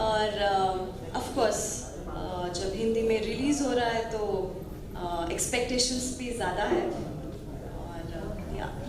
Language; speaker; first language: Hindi; non-native, local second language; Kannada